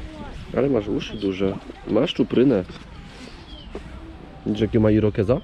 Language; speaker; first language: Polish; native; Polish